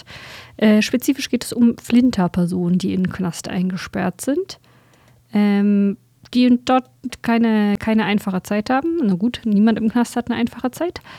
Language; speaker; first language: German; native; German